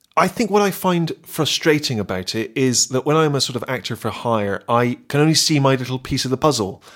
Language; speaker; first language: English; native; English